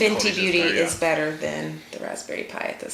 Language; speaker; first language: English; native; English